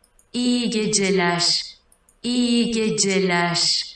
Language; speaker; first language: Turkish; non-native, learner; French